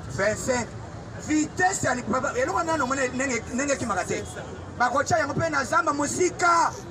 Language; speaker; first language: Lingala; native; Lingala